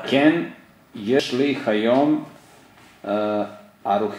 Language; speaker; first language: Hebrew; non-native, learner; Serbian